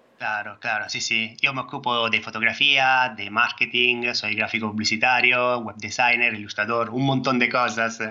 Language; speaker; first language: Spanish; non-native, fluent; Italian